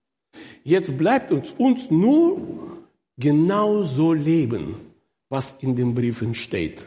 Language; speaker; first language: German; non-native, fluent; Russian